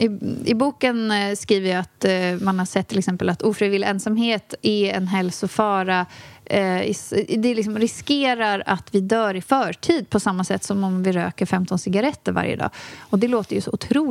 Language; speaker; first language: Swedish; native; Swedish